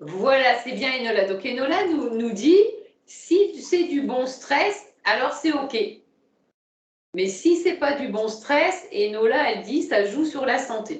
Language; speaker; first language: French; native; French